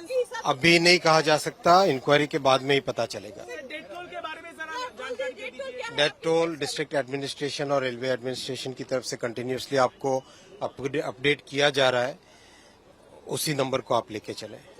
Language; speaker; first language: Hindi; native; Hindi